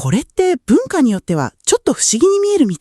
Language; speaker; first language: Japanese; native; Japanese